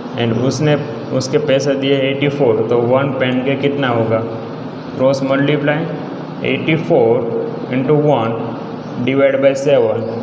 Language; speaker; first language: Hindi; non-native, local second language; Gujarati